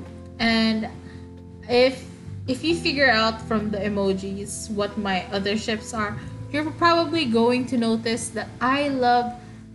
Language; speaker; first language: English; non-native, local second language; Waray